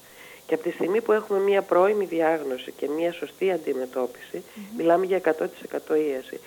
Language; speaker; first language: Greek; native; Greek